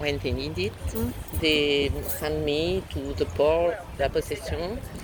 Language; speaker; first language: English; non-native, learner; French